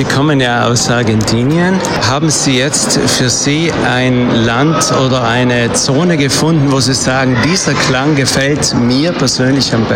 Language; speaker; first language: German; native; German